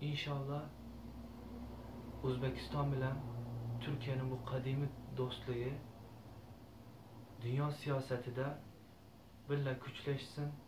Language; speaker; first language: Turkish; non-native, learner; Uzbek